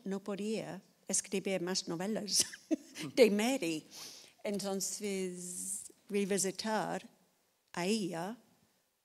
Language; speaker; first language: Spanish; non-native, fluent; English